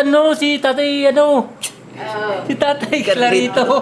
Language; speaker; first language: Filipino; native; Filipino